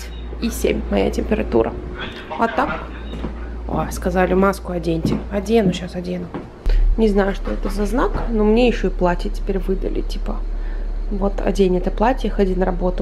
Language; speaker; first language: Russian; native; Russian